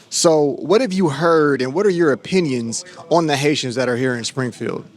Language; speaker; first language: English; native; English